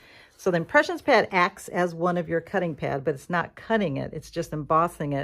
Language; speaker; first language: English; native; English